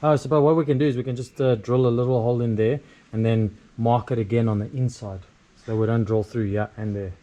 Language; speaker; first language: English; native; English